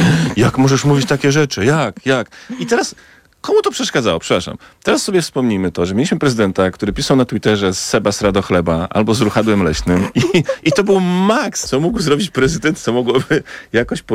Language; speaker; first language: Polish; native; Polish